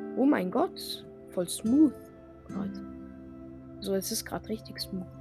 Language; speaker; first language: German; non-native, fluent; French